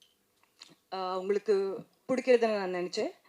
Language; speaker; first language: Tamil; non-native, learner; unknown